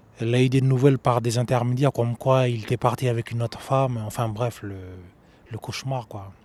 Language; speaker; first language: French; native; French